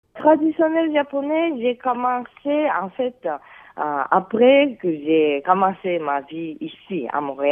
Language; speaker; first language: French; non-native, fluent; Japanese